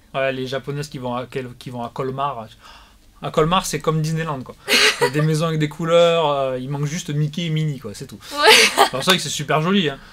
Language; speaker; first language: French; native; French